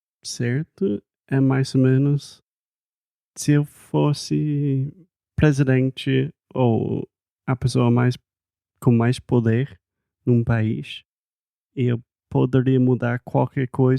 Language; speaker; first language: Portuguese; non-native, fluent; English